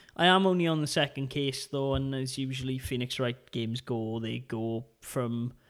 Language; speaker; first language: English; native; English